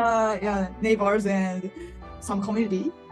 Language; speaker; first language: English; non-native, learner; Japanese